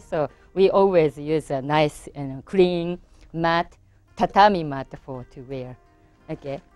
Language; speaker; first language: English; non-native, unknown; Japanese